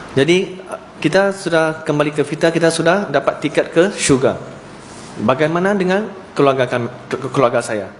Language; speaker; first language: Malay; non-native, local second language; Chinese